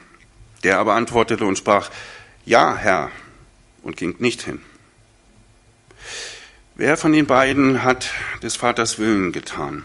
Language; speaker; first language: German; native; German